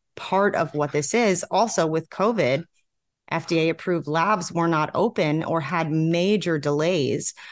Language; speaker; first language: English; native; English